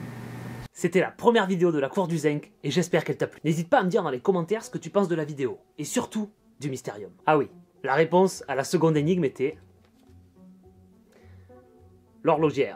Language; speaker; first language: French; native; French